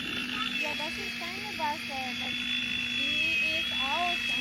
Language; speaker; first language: German; non-native, learner; Filipino